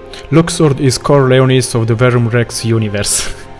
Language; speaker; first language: English; non-native, fluent; Italian